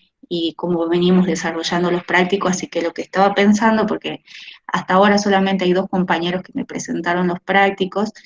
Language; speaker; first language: Spanish; native; Spanish